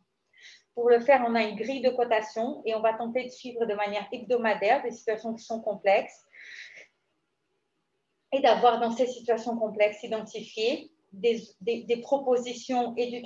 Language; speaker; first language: French; native; French